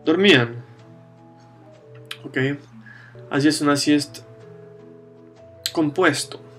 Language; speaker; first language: Russian; non-native, fluent; Spanish